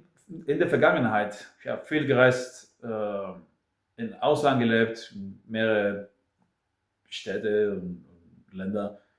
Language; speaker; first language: German; non-native, fluent; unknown